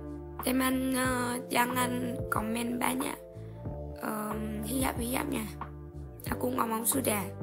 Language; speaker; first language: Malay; non-native, learner; Vietnamese